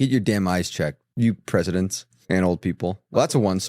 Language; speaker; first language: English; native; English